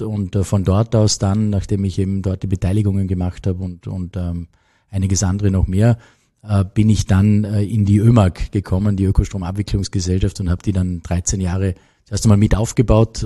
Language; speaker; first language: German; native; German